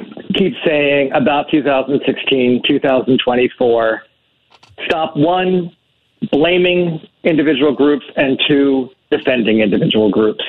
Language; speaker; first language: English; native; English